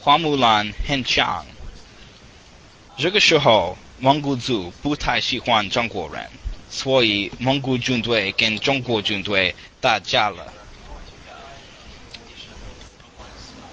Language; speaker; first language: Chinese; non-native, learner; English